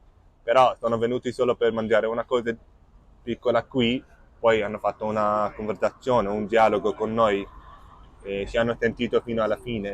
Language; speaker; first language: Italian; non-native, fluent; Arabic